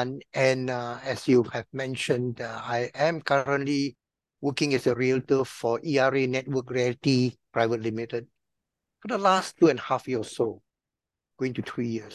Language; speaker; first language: English; non-native, local second language; Min Nan Chinese